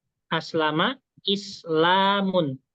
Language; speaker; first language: Arabic; non-native, fluent; Indonesian